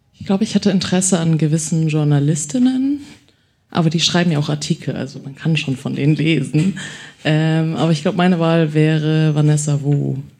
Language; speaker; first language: German; early bilingual, other home language; Chinese